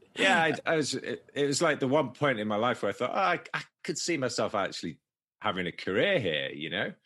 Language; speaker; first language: English; native; English